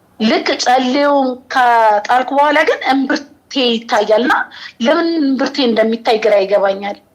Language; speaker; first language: Amharic; native; Amharic